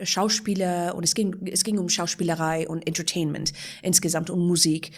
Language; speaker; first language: German; non-native, fluent; Persian